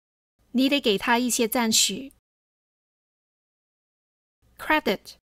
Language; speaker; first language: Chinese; native; Chinese